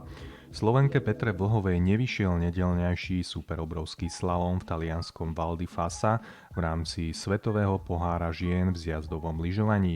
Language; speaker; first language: Slovak; native; Slovak